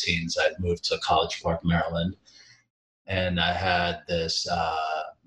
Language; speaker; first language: English; early bilingual, other home language; Jamaican Creole English